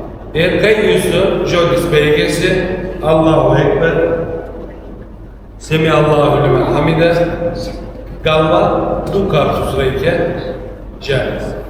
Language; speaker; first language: Lithuanian; non-native, learner; Turkish